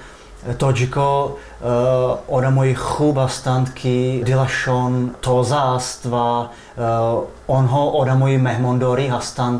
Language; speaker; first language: Persian; non-native, fluent; Czech